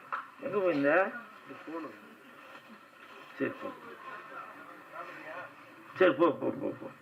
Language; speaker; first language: Tamil; native; Tamil